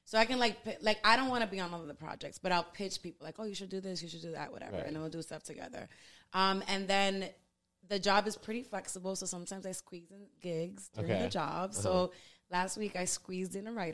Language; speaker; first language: English; early bilingual, other home language; Spanish